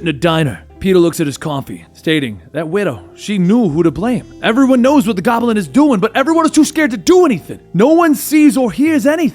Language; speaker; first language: English; native; English